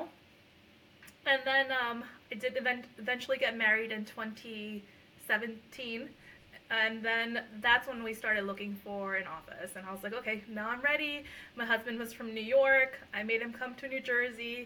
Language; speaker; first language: English; early bilingual, other home language; Punjabi